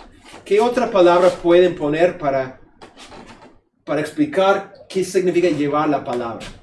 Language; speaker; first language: Spanish; non-native, fluent; English